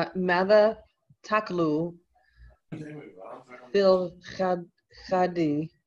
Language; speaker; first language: Arabic; non-native, learner; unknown